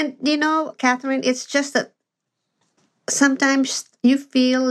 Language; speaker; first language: English; non-native, local second language; Filipino